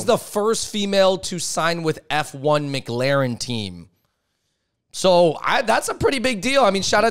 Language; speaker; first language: English; native; English